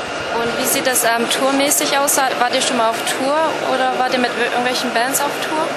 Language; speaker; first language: German; native; German